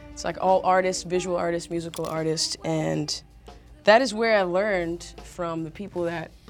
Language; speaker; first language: English; native; English